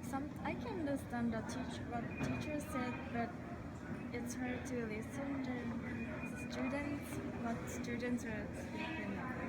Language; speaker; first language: English; non-native, learner; Japanese